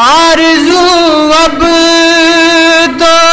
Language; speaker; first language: Urdu; native; Urdu